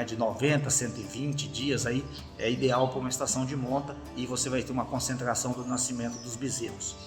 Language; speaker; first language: Portuguese; native; Portuguese